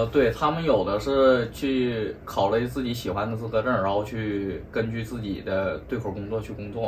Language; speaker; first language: Chinese; native; Chinese